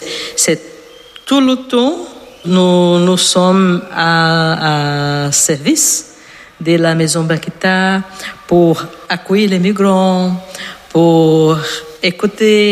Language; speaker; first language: French; non-native, fluent; Portuguese